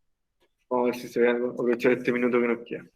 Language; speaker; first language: Spanish; native; Spanish